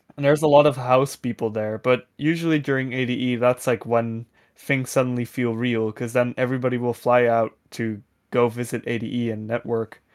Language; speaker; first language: English; non-native, fluent; Dutch